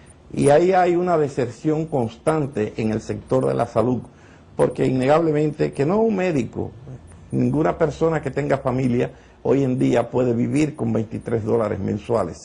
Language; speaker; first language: Spanish; native; Spanish